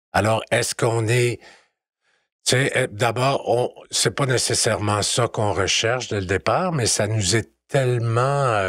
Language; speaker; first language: French; native; French